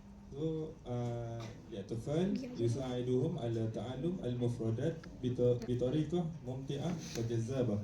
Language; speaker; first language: Arabic; non-native, learner; Malay